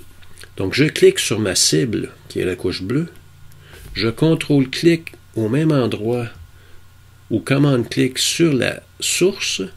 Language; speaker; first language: French; native; French